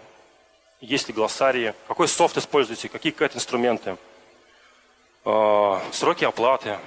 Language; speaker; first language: Russian; native; Russian